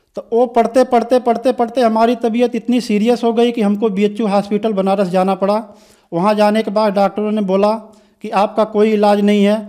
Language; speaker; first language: Hindi; native; Hindi